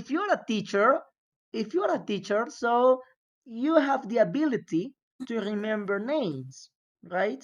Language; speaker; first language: English; non-native, fluent; Spanish